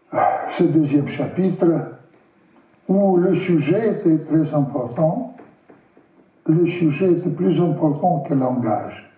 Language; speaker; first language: French; non-native, learner; Russian